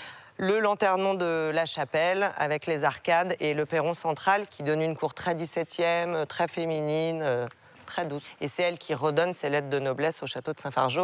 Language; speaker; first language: French; native; French